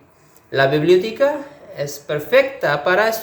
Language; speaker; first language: Spanish; non-native, learner; Urdu